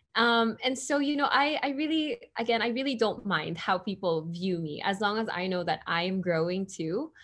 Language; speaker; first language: English; non-native, local second language; Filipino